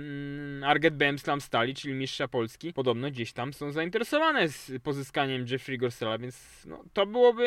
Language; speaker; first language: Polish; native; Polish